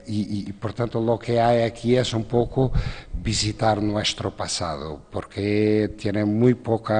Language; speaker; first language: Spanish; non-native, fluent; Portuguese